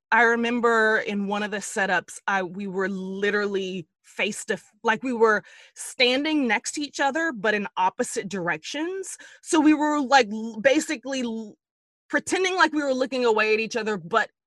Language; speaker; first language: English; native; English